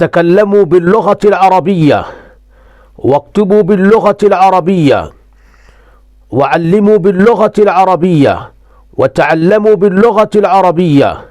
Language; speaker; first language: Arabic; non-native, fluent; Urdu